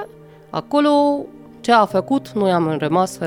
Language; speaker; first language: Romanian; non-native, local second language; Hungarian